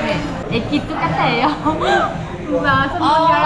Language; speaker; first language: Korean; non-native, learner; Vietnamese